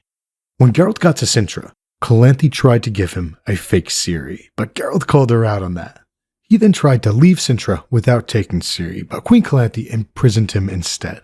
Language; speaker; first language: English; native; English